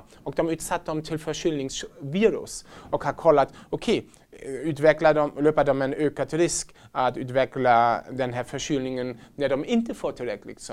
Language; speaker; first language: Swedish; non-native, fluent; German